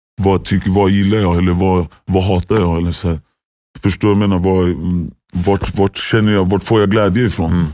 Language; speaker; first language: Swedish; native; Swedish